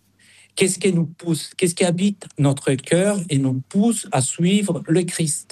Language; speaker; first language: French; non-native, fluent; Spanish